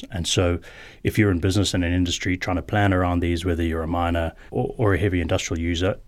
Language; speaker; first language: English; native; English